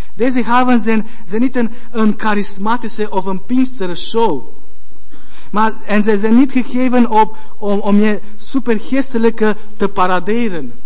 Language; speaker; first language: Dutch; non-native, learner; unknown